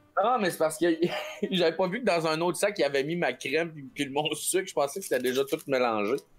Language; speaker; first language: French; native; French